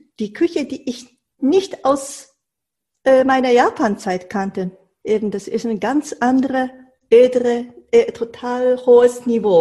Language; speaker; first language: German; non-native, fluent; Japanese